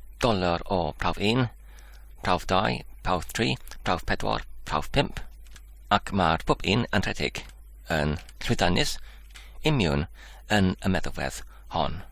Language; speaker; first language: Welsh; non-native, fluent; English